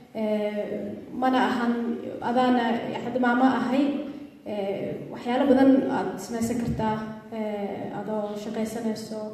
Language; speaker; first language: Somali; early bilingual, heritage; Somali